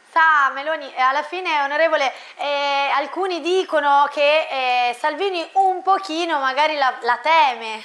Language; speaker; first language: Italian; native; Italian